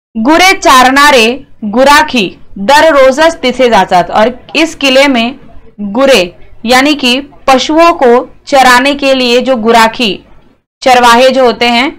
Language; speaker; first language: Hindi; non-native, local second language; Marathi